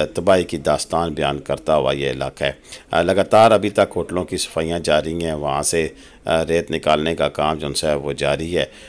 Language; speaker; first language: Urdu; non-native, local second language; Pahari-Potwari